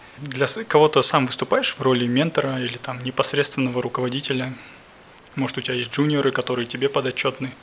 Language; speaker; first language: Russian; native; Russian